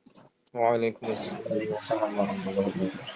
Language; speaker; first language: Arabic; non-native, learner; Indonesian